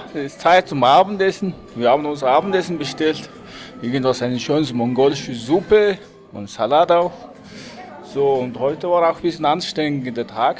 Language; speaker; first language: German; non-native, fluent; Mongolian